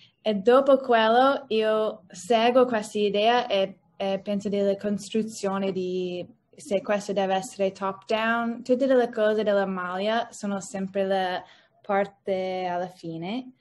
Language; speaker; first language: Italian; non-native, learner; English